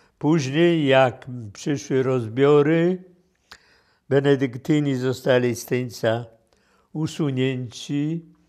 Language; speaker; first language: Polish; native; Polish